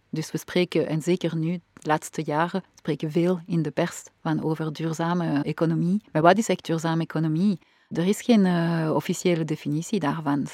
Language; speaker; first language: Dutch; non-native, local second language; French